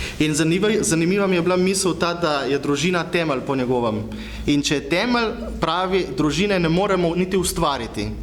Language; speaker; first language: Slovenian; native; Slovenian